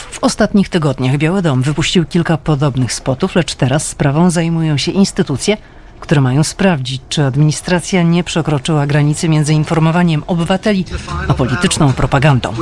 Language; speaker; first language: Polish; native; Polish